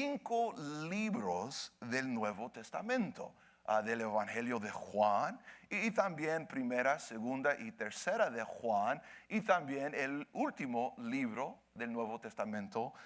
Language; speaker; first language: Spanish; early bilingual, heritage; Spanish